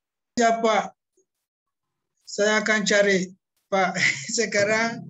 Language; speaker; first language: Indonesian; non-native, learner; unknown